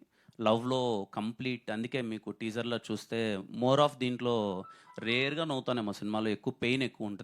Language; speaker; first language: Telugu; native; Telugu